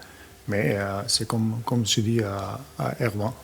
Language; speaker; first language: French; non-native, learner; Portuguese